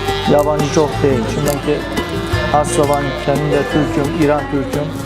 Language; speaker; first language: Turkish; non-native, fluent; Azerbaijani